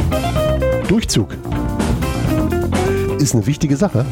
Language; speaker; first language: German; native; German